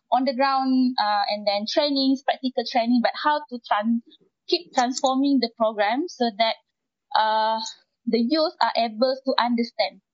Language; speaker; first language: English; non-native, local second language; Malay